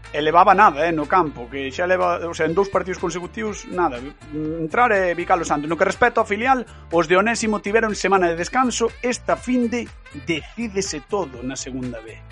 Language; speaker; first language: Galician; native; Galician